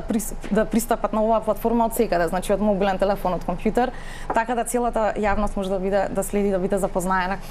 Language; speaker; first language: Macedonian; native; Macedonian